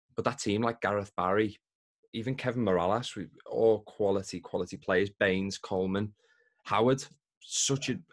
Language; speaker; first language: English; native; English